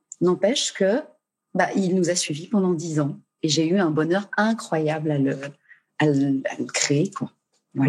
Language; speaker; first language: French; native; French